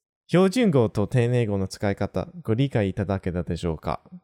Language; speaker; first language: Japanese; non-native, fluent; English